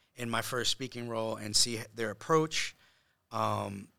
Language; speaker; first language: English; native; English